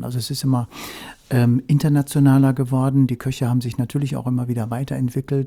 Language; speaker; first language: German; native; German